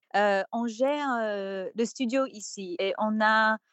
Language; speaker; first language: French; non-native, fluent; English